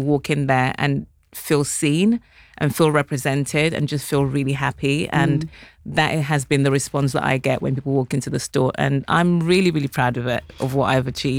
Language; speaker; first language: English; native; English